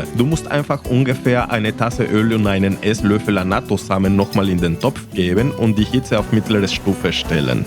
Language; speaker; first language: German; non-native, fluent; Spanish